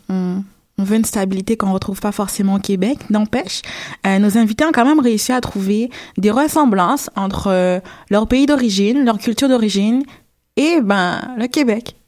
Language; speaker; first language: French; native; French